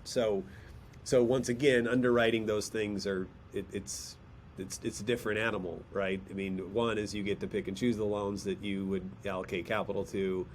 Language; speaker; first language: English; native; English